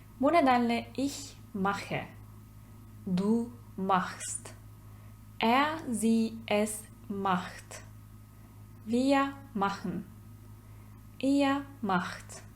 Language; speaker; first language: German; non-native, fluent; Turkish